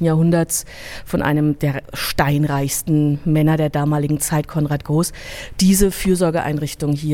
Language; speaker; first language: German; native; German